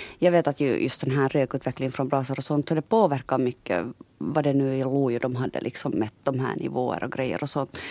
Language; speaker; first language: Swedish; native; Swedish